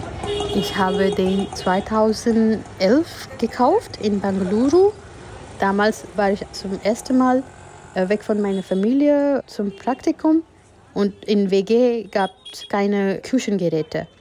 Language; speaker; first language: German; non-native, fluent; Gujarati